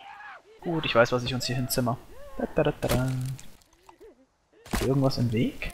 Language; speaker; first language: German; native; German